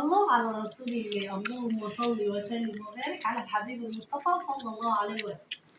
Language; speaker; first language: Arabic; native; Arabic